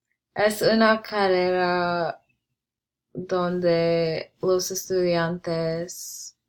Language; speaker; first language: Spanish; non-native, learner; English